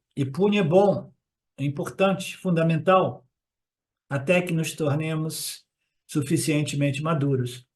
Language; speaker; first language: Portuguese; non-native, fluent; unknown